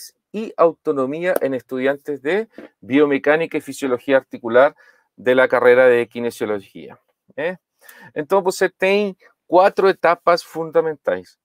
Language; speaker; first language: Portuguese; non-native, learner; Spanish